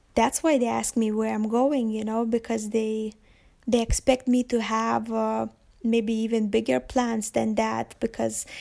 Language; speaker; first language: English; non-native, fluent; Lithuanian